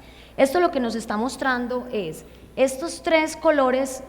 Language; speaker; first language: Spanish; native; Spanish